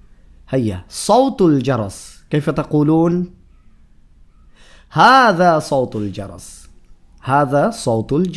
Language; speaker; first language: Arabic; non-native, fluent; Bangla